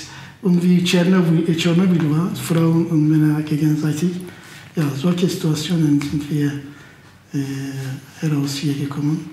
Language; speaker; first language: German; non-native, fluent; Turkish